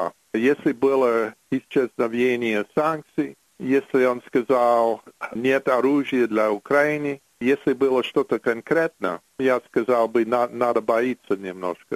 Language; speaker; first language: Russian; non-native, fluent; English